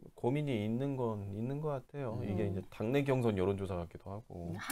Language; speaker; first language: Korean; native; Korean